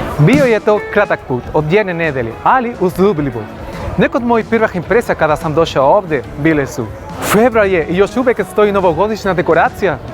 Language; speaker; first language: Bosnian; non-native, fluent; Spanish